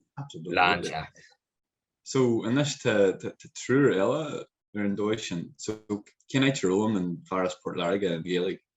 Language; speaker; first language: Irish; non-native, local second language; English